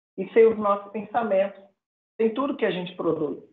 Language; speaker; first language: Portuguese; native; Portuguese